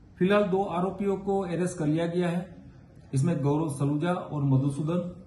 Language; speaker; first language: Hindi; non-native, local second language; Gujarati